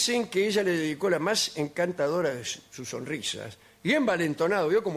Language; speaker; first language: Spanish; native; Spanish